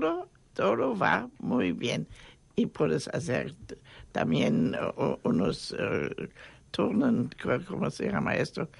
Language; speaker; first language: Spanish; non-native, fluent; German